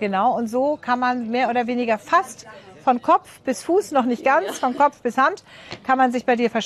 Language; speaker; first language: German; native; German